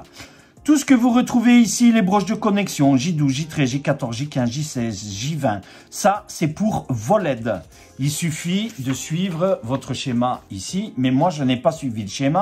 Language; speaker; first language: French; native; French